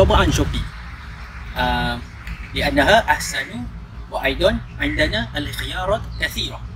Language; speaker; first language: Arabic; non-native, learner; Malay